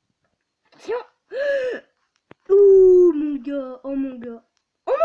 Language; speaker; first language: French; native; French